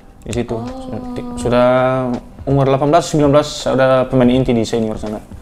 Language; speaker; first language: Indonesian; non-native, fluent; Dutch